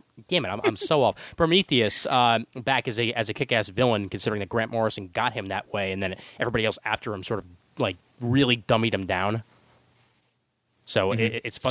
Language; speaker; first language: English; native; English